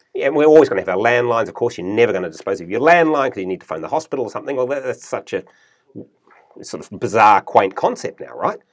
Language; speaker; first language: English; native; English